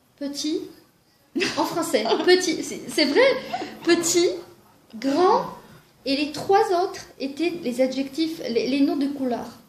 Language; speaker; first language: French; non-native, fluent; Georgian